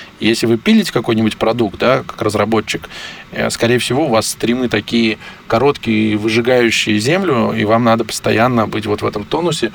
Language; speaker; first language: Russian; native; Russian